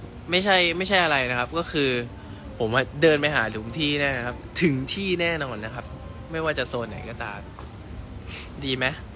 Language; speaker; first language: Thai; native; Thai